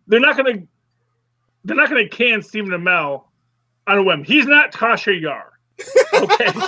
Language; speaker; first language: English; native; English